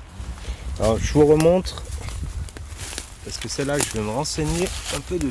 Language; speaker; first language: French; native; French